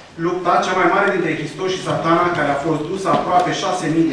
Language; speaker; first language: Romanian; non-native, learner; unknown